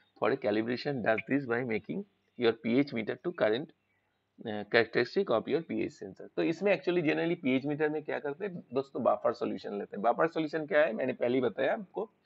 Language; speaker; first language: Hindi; non-native, local second language; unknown